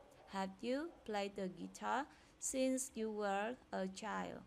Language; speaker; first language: English; non-native, fluent; Vietnamese